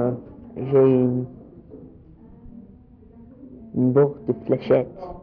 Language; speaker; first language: French; non-native, learner; English